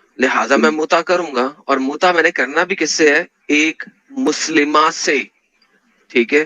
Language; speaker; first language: Urdu; native; Urdu